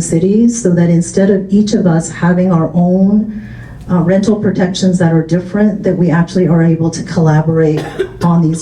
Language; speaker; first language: English; early bilingual, other home language; Cantonese